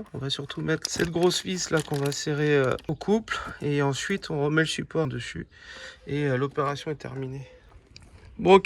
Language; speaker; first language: French; native; French